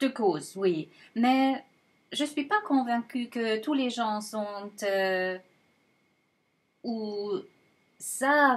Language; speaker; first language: French; non-native, fluent; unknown